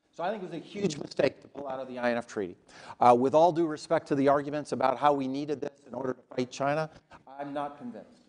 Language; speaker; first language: English; native; English